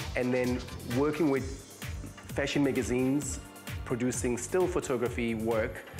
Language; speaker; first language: English; non-native, local second language; Zulu